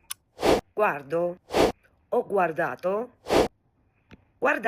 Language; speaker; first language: Italian; non-native, fluent; Georgian